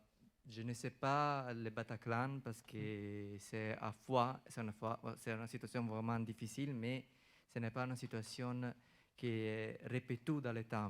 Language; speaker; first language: French; non-native, fluent; Italian